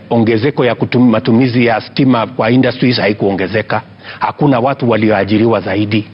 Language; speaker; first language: Swahili; non-native, local second language; Kalenjin